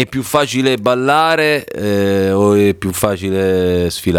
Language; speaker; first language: Italian; native; Italian